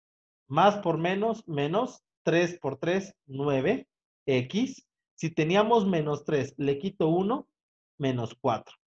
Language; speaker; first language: Spanish; native; Spanish